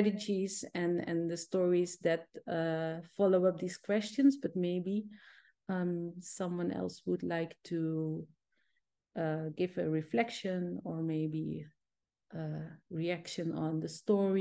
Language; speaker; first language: English; non-native, fluent; Dutch